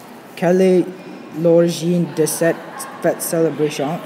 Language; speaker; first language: French; non-native, learner; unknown